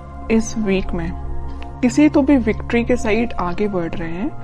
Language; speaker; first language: Hindi; native; Hindi